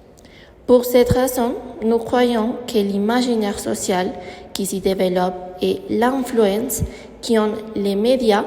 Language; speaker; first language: French; non-native, learner; Spanish